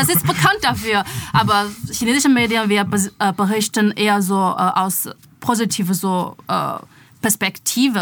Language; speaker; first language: German; non-native, fluent; Chinese